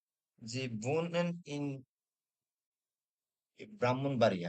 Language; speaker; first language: German; non-native, fluent; Bangla